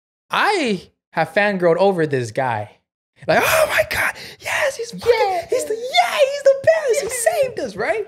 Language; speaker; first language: English; early bilingual, other home language; Spanish